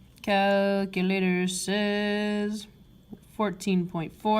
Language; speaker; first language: English; native; English